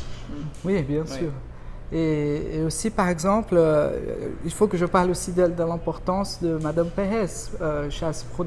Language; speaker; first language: French; non-native, fluent; Portuguese